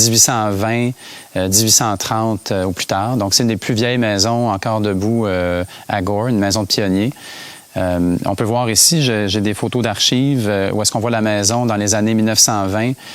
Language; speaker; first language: French; native; French